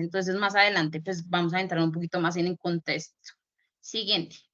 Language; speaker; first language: Spanish; native; Spanish